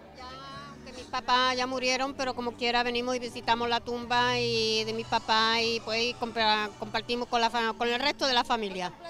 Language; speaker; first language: Spanish; early bilingual, heritage; Spanish